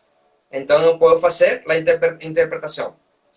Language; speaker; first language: Portuguese; non-native, learner; Spanish